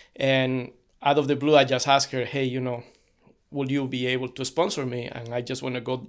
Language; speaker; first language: English; non-native, fluent; Spanish